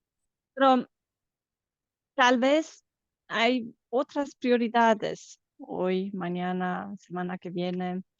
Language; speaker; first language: Spanish; non-native, fluent; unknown